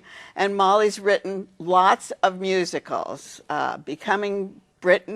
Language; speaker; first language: English; native; English